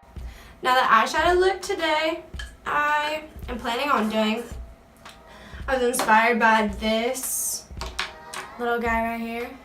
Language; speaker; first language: English; native; English